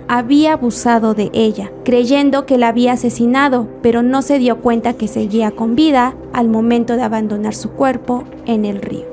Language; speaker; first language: Spanish; native; Spanish